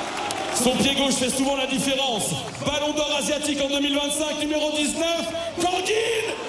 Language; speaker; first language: French; native; French